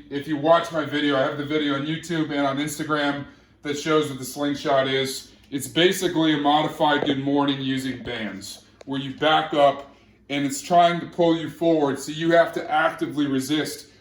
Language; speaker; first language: English; native; English